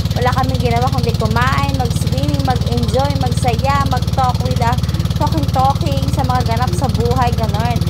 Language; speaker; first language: Filipino; non-native, local second language; Cebuano